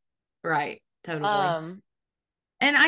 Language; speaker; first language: English; native; English